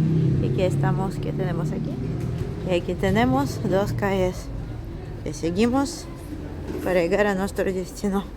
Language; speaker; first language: Spanish; non-native, fluent; Russian